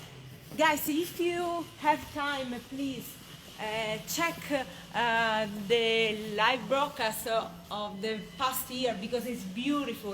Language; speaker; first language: English; non-native, fluent; Italian